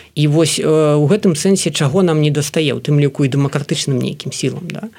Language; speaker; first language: Belarusian; non-native, local second language; Russian